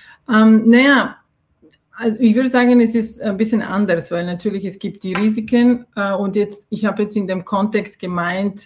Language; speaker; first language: German; non-native, fluent; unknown